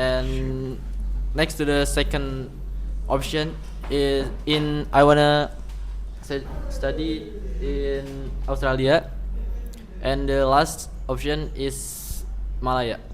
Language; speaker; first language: English; non-native, learner; Indonesian